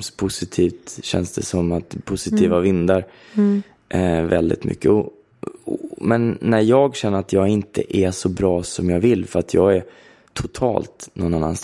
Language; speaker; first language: Swedish; native; Swedish